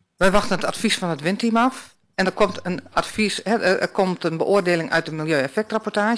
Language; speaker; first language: Dutch; native; Dutch